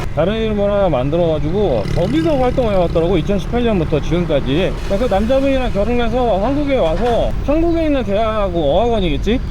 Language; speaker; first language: Korean; native; Korean